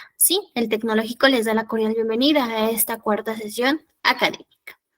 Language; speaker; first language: Spanish; native; Spanish